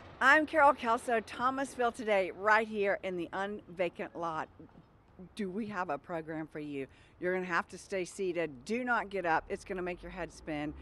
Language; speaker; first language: English; native; English